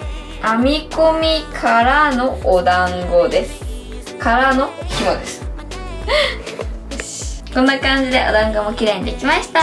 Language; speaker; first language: Japanese; native; Japanese